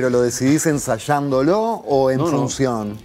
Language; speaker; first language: Spanish; native; Spanish